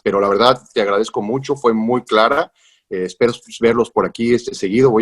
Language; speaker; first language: Spanish; native; Spanish